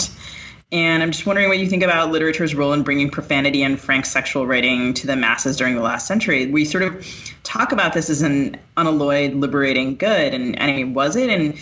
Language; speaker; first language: English; native; English